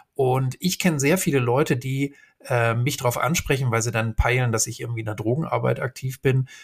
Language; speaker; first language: German; native; German